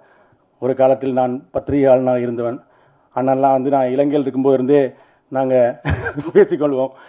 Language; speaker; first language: Tamil; native; Tamil